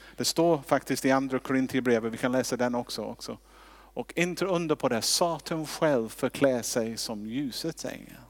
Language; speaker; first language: Swedish; non-native, fluent; English